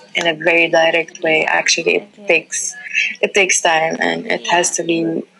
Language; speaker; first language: English; non-native, fluent; Central Atlas Tamazight